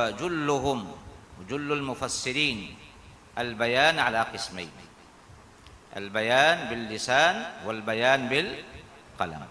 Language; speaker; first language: Arabic; non-native, fluent; Urdu